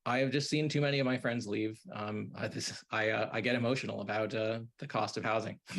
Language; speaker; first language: English; native; English